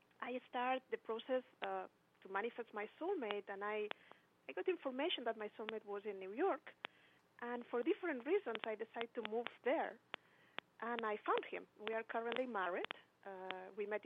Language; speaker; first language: English; non-native, fluent; Spanish